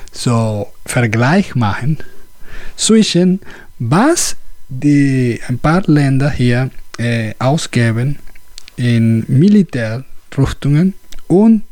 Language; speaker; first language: German; non-native, learner; Spanish